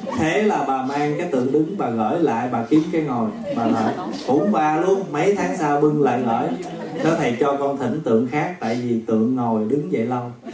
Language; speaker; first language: Vietnamese; native; Vietnamese